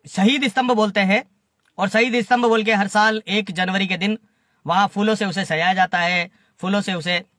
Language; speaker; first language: Hindi; native; Hindi